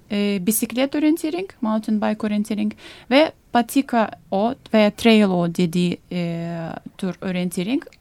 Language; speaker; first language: Turkish; non-native, fluent; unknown